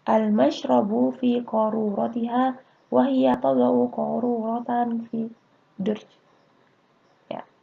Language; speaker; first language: Arabic; non-native, fluent; Indonesian